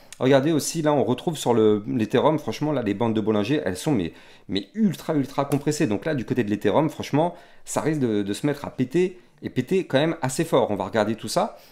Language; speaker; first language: French; native; French